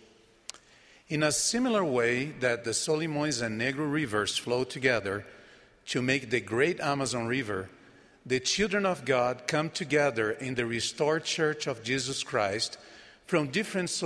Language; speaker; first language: English; non-native, fluent; Portuguese